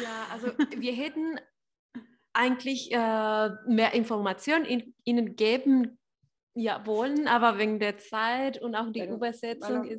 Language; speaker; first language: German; non-native, learner; Spanish